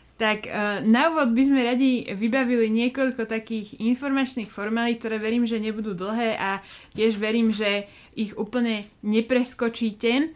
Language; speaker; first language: Slovak; native; Slovak